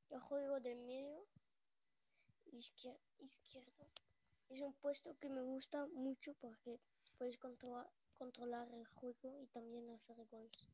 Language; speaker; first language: Spanish; early bilingual, heritage; Spanish